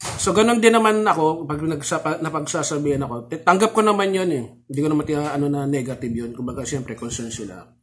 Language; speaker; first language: Filipino; native; Filipino